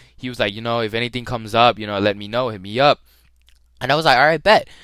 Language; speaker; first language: English; early bilingual, other home language; Thai